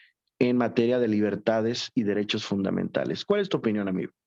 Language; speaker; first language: Spanish; native; Spanish